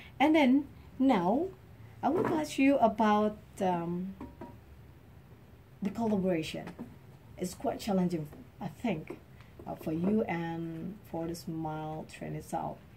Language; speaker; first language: English; non-native, learner; Indonesian